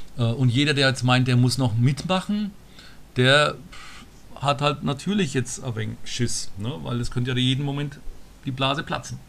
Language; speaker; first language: German; early bilingual, other home language; Turkish